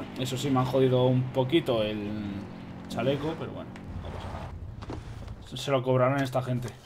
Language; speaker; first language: Spanish; native; Spanish